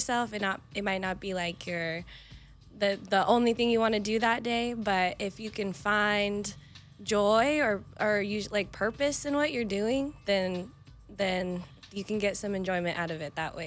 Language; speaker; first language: English; native; English